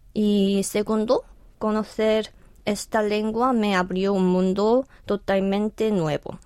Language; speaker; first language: Spanish; non-native, fluent; Korean